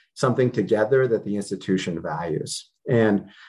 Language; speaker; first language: English; native; English